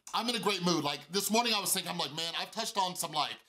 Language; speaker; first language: English; native; English